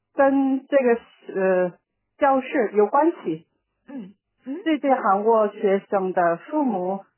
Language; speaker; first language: Chinese; non-native, learner; Korean